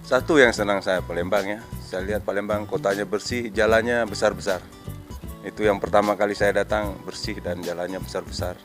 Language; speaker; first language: Indonesian; non-native, local second language; Minangkabau